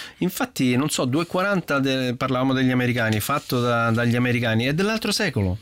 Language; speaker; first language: Italian; native; Italian